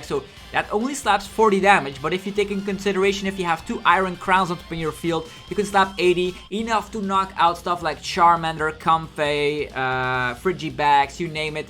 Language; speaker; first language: English; non-native, fluent; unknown